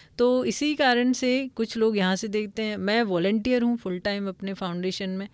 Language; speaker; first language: Hindi; non-native, local second language; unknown